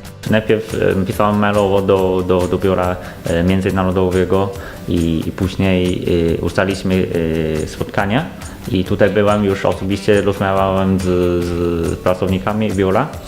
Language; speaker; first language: Polish; non-native, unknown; Chinese